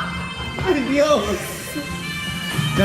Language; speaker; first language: Spanish; non-native, learner; English